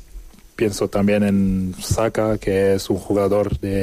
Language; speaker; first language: Spanish; non-native, fluent; French